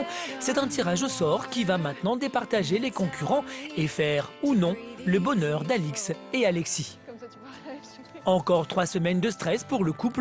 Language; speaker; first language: French; native; French